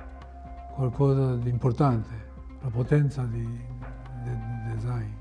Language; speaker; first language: Italian; non-native, fluent; Japanese